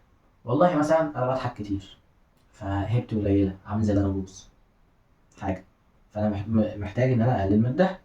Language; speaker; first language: Arabic; native; Arabic